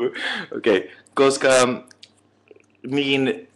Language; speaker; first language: Finnish; non-native, local second language; Swedish